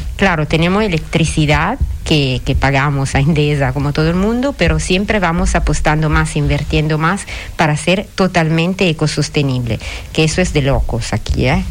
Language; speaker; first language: Spanish; non-native, fluent; Italian